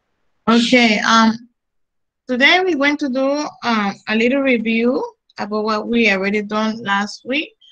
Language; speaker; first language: English; non-native, fluent; Spanish